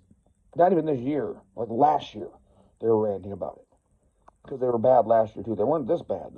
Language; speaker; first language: English; native; English